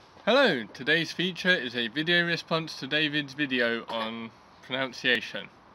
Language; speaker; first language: English; early bilingual, other home language; Hungarian